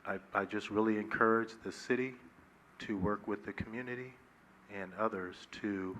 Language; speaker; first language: English; native; English